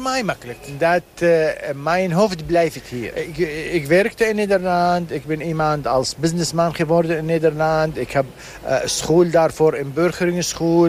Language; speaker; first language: Dutch; non-native, learner; Arabic